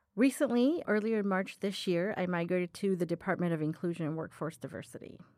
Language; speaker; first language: English; early bilingual, other home language; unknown